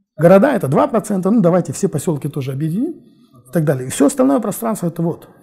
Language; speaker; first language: Russian; non-native, local second language; Kazakh